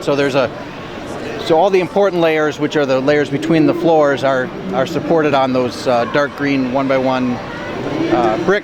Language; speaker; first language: English; native; English